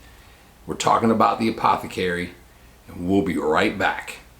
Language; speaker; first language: English; native; English